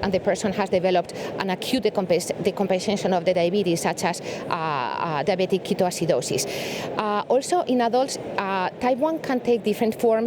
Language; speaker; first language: English; non-native, fluent; Spanish